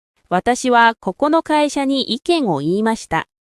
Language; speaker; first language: Japanese; non-native, fluent; Korean